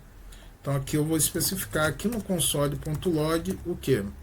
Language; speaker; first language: Portuguese; native; Portuguese